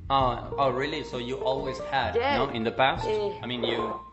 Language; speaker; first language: English; non-native, fluent; Spanish